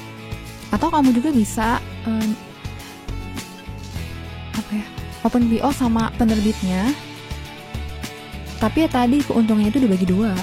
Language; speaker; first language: Indonesian; native; Indonesian